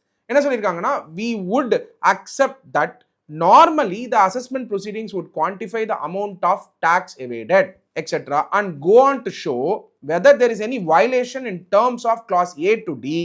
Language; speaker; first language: English; non-native, local second language; Tamil